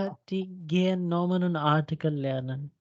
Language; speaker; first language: German; non-native, fluent; Urdu